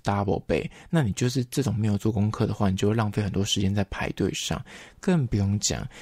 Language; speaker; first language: Chinese; native; Chinese